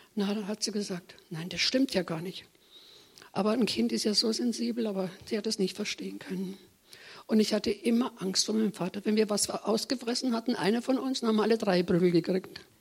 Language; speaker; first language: German; native; German